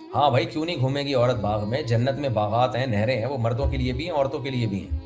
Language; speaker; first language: Urdu; native; Urdu